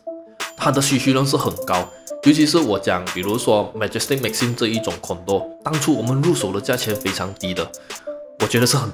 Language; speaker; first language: Chinese; native; Chinese